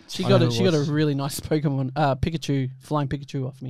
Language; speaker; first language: English; native; English